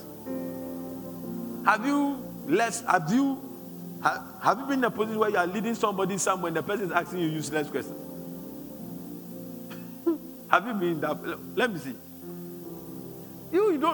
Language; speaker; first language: English; non-native, local second language; Akan